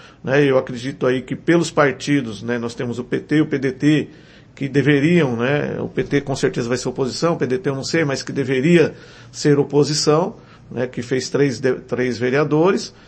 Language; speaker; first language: Portuguese; native; Portuguese